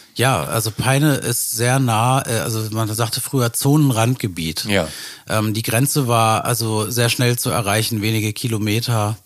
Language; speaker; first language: German; native; German